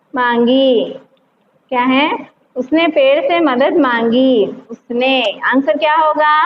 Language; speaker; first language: Hindi; non-native, local second language; Telugu